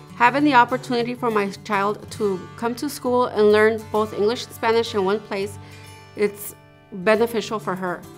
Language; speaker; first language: English; early bilingual, other home language; Spanish